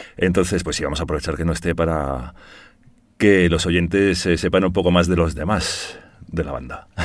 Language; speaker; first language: Spanish; early bilingual, heritage; Spanish